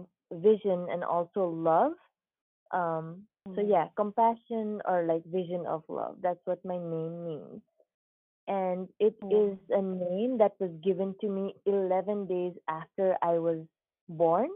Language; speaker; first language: English; non-native, local second language; Nepali